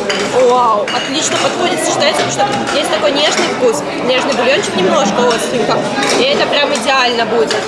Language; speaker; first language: Russian; native; Russian